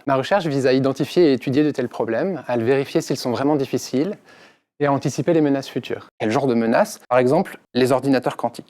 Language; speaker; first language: French; native; French